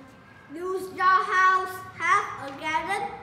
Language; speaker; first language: English; non-native, learner; Vietnamese